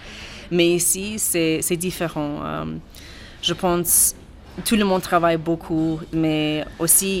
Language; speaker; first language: French; non-native, learner; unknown